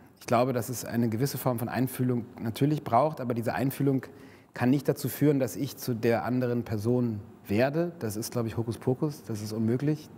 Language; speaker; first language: German; native; German